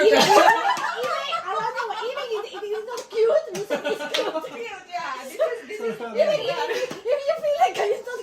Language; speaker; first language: English; non-native, local second language; Bangla